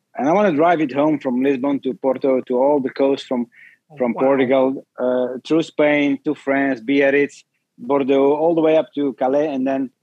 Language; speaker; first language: English; non-native, fluent; Dutch